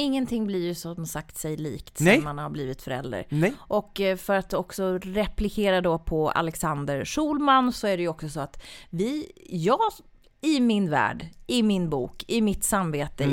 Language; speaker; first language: Swedish; native; Swedish